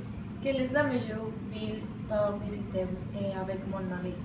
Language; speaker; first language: French; non-native, learner; Spanish